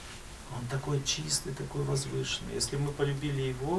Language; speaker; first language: Russian; native; Russian